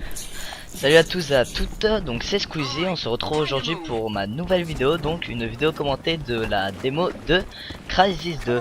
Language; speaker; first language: French; native; French